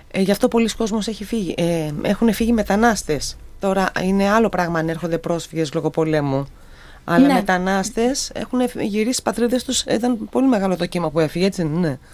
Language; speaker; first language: Greek; native; Greek